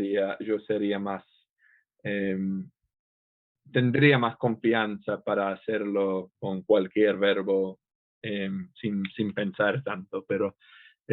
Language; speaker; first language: Spanish; non-native, fluent; English